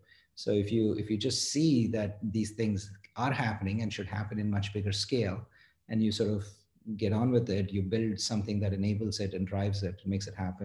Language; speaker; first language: English; non-native, local second language; Gujarati